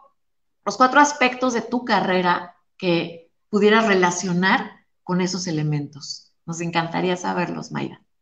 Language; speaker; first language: Spanish; native; Spanish